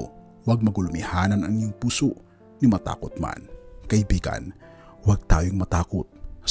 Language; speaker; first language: Filipino; native; Filipino